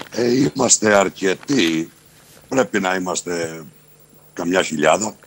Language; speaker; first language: Greek; native; Greek